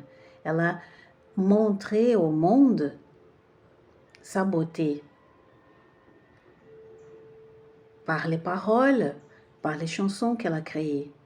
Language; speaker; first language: French; non-native, fluent; Portuguese